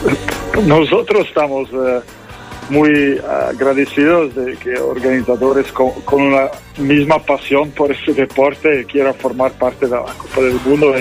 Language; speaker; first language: Spanish; non-native, fluent; Dutch